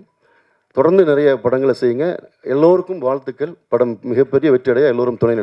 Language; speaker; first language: Tamil; native; Tamil